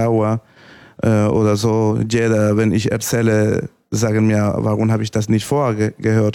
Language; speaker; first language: German; non-native, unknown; Spanish